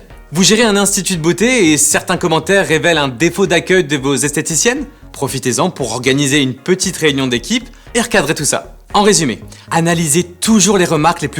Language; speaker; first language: French; native; French